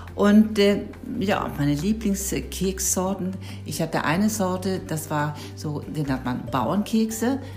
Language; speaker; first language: German; non-native, fluent; Swedish